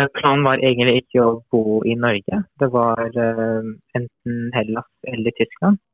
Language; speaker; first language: Norwegian; non-native, fluent; Persian